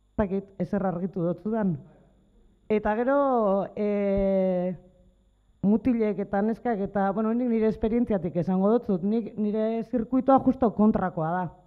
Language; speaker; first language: Basque; native; Basque